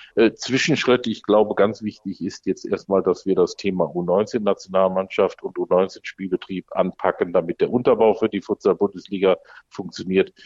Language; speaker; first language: German; native; German